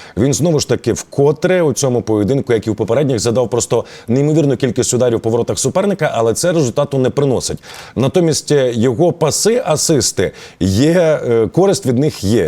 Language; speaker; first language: Ukrainian; native; Ukrainian